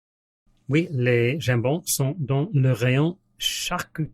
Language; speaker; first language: French; non-native, learner; English